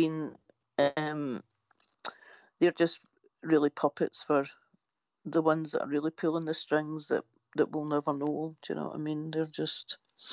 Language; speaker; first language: English; native; English